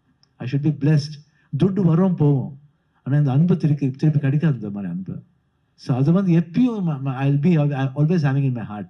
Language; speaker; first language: Tamil; non-native, fluent; Kannada